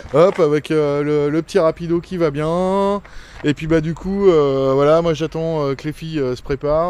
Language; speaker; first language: French; native; French